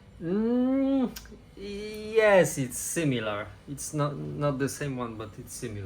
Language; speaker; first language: English; non-native, learner; Polish